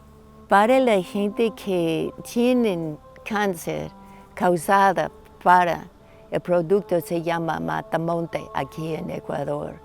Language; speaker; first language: Spanish; non-native, learner; English